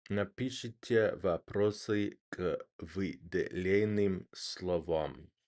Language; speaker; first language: Russian; non-native, learner; English